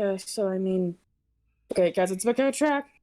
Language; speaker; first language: English; native; English